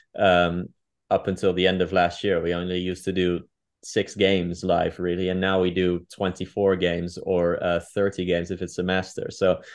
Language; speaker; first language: English; non-native, fluent; Dutch